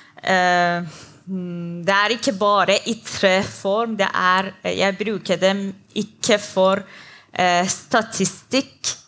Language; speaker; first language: Norwegian; non-native, learner; Persian